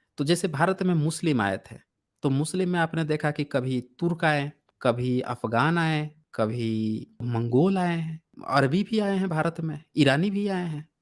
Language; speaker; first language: Hindi; native; Hindi